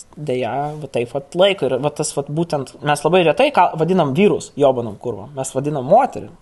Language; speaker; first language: Lithuanian; non-native, local second language; Russian